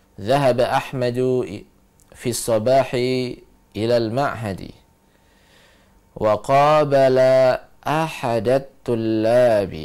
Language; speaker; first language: Arabic; non-native, fluent; Indonesian